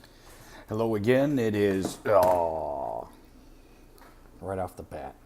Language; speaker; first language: English; native; English